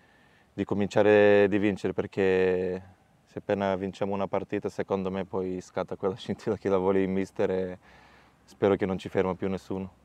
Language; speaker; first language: Italian; non-native, fluent; Macedonian